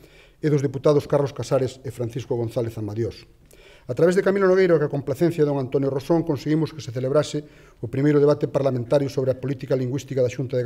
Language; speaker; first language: Galician; native; Galician